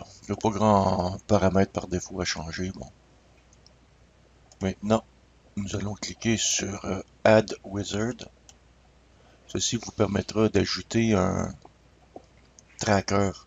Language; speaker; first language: French; native; French